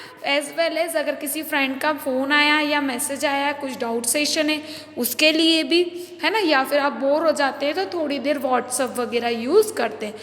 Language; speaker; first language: Hindi; native; Hindi